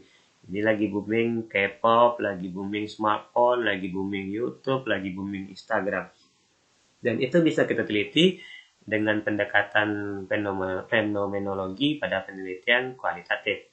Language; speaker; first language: Indonesian; native; Indonesian